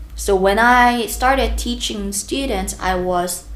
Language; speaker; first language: English; non-native, fluent; Korean